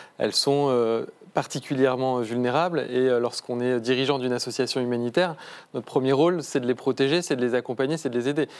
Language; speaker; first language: French; native; French